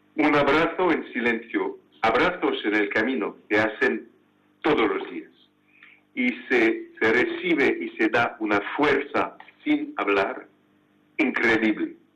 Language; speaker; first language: Spanish; non-native, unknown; French